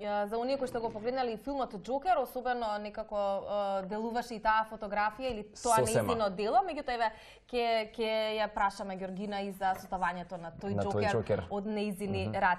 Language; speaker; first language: Macedonian; native; Macedonian